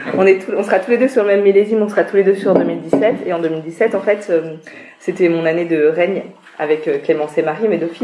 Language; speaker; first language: French; native; French